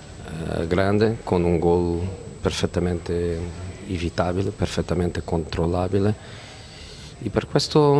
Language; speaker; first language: Italian; non-native, fluent; Portuguese